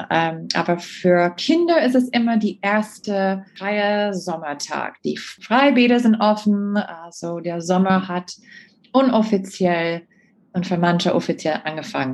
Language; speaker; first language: German; non-native, fluent; English